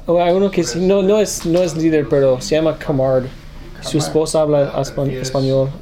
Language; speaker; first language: Spanish; early bilingual, other home language; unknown